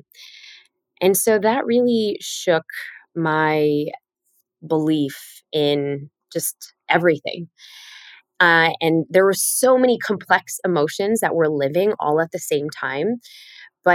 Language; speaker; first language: English; native; English